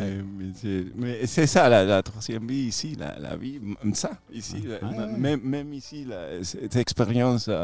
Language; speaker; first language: French; non-native, fluent; Spanish